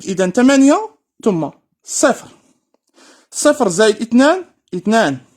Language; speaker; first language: Arabic; native; Arabic